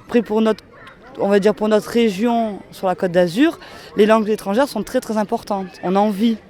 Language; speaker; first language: French; native; French